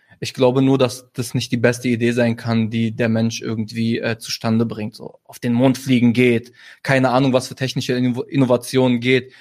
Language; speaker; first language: German; early bilingual, other home language; Arabic